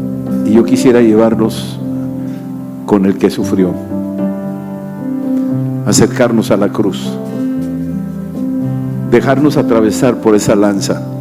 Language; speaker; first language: Spanish; native; Spanish